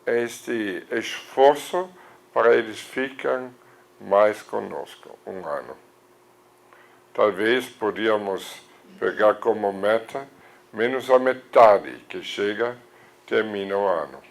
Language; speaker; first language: Portuguese; non-native, fluent; German